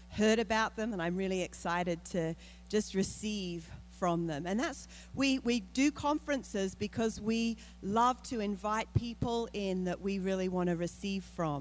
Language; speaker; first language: English; native; English